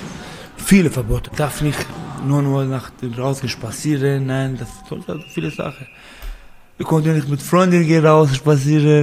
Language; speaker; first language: German; non-native, learner; Persian